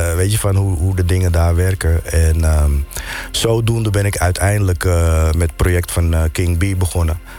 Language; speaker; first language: Dutch; native; Dutch